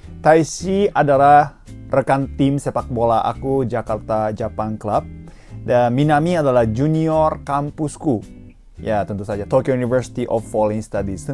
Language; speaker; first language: Indonesian; non-native, fluent; Japanese